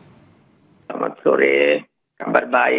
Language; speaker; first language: Indonesian; native; Indonesian